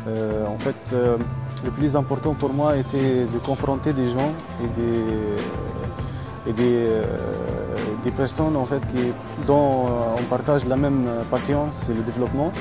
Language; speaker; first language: French; non-native, local second language; Arabic